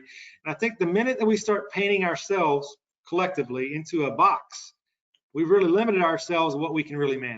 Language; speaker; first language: English; native; English